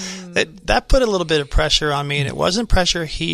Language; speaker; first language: English; native; English